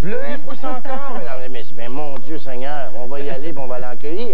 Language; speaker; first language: French; native; French